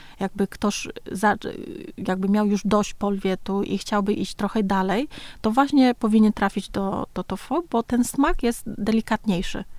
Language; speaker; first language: Polish; early bilingual, other home language; Vietnamese